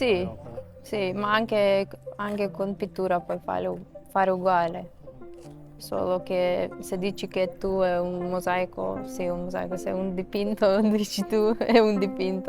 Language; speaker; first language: Italian; non-native, fluent; Macedonian